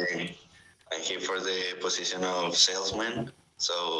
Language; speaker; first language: English; non-native, learner; Spanish